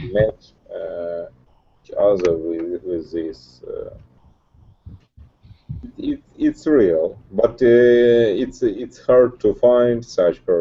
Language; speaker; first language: English; non-native, learner; Russian